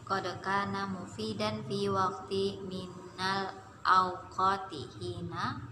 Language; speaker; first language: Arabic; non-native, learner; Indonesian